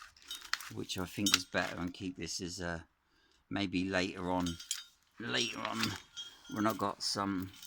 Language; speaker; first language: English; native; English